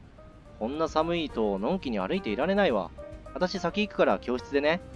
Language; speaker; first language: Japanese; native; Japanese